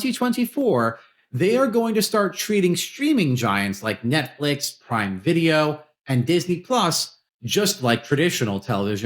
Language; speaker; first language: English; native; English